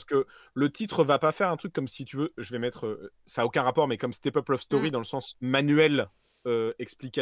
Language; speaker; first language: French; native; French